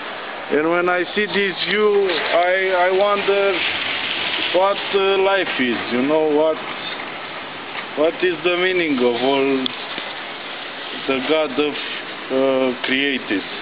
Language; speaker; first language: English; non-native, learner; Romanian